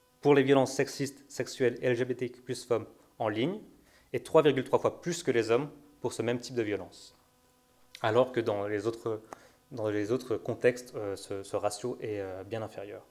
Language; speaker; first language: French; native; French